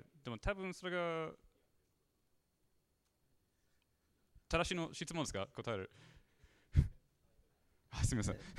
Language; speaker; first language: Japanese; non-native, learner; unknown